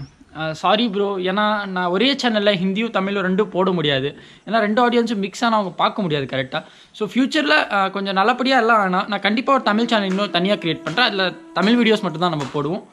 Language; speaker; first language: Tamil; non-native, local second language; Hindi